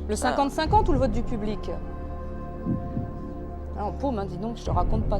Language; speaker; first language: French; native; French